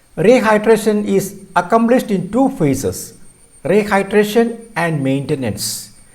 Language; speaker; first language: English; non-native, local second language; Malayalam